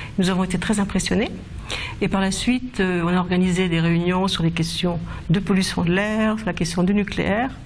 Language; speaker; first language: French; non-native, local second language; Swiss German